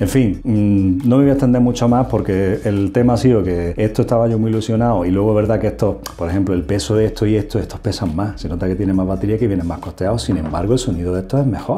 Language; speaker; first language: Spanish; native; Spanish